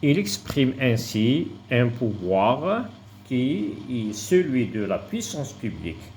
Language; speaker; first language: French; non-native, local second language; Arabic